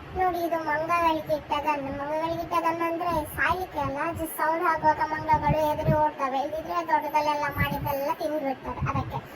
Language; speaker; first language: Kannada; non-native, local second language; Tulu